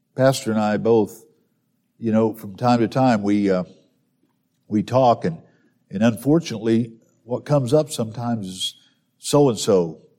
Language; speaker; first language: English; native; English